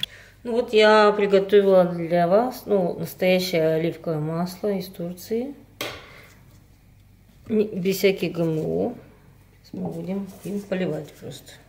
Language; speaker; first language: Russian; native; Russian